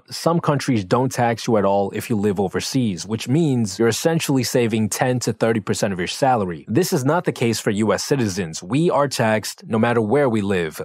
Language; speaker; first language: English; native; English